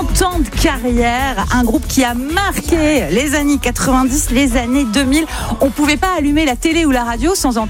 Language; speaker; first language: French; native; French